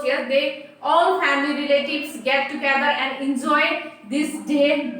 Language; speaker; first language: English; non-native, local second language; Nepali